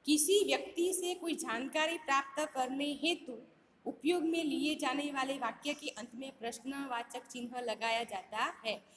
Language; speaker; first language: Hindi; non-native, local second language; Gujarati